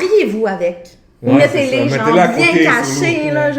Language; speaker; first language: French; native; French